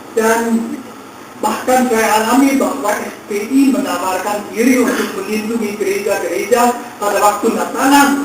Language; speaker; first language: Indonesian; non-native, fluent; German